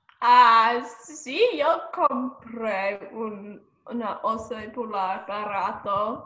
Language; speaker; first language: Spanish; non-native, learner; English